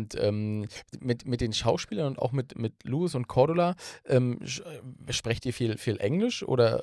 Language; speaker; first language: German; native; German